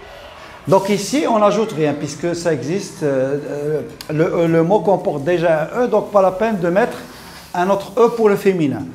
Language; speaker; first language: French; non-native, local second language; Arabic